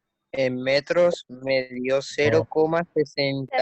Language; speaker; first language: Spanish; native; Spanish